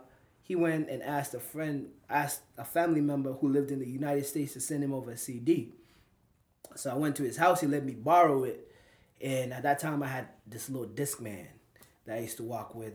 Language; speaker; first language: English; non-native, local second language; Ganda